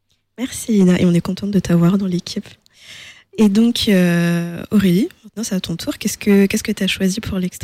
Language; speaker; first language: French; native; French